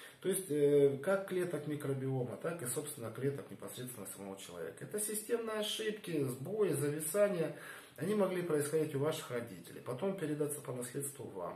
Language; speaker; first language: Russian; native; Russian